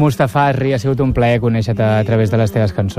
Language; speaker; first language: Catalan; native; Catalan